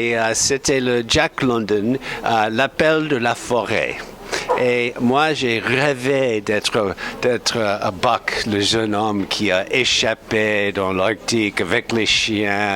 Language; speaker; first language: French; non-native, fluent; English